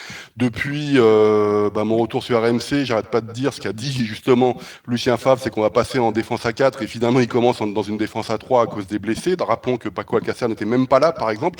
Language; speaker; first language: French; native; French